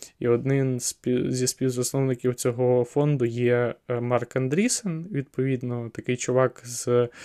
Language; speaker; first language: Ukrainian; native; Ukrainian